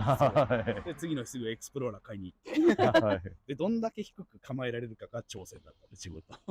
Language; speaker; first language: Japanese; native; Japanese